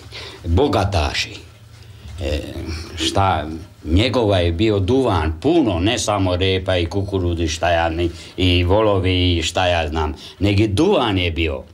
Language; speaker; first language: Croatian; non-native, local second language; Hungarian